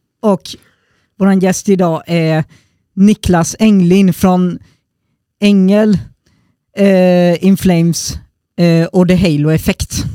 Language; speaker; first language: Swedish; native; Swedish